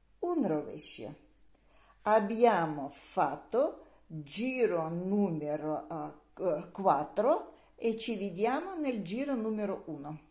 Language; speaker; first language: Italian; non-native, learner; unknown